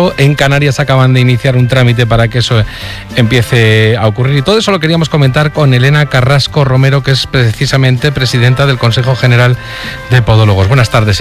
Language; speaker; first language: Spanish; native; Spanish